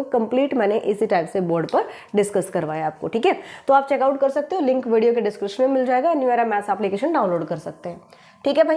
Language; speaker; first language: Hindi; native; Hindi